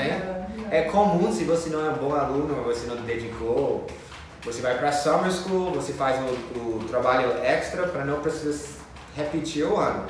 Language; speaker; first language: Portuguese; non-native, fluent; English